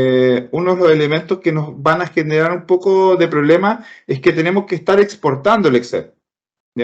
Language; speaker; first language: Spanish; native; Spanish